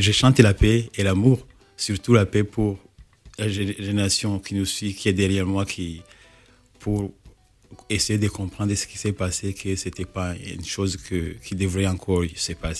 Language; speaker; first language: French; non-native, local second language; Kinyarwanda